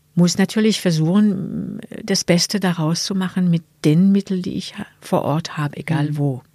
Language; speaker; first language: German; non-native, fluent; French